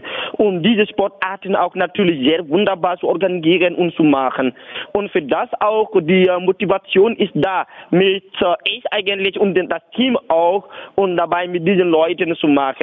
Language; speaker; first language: German; non-native, learner; Bambara